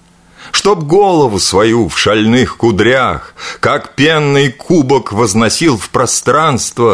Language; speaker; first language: Russian; native; Russian